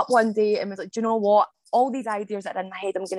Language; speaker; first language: English; native; English